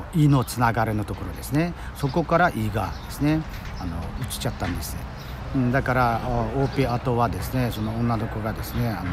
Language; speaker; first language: Japanese; non-native, fluent; Chinese